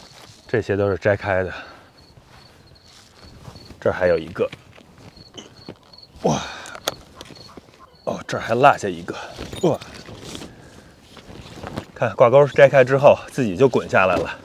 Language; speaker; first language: Chinese; native; Chinese